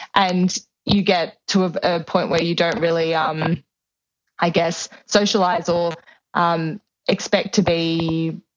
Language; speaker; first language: English; native; English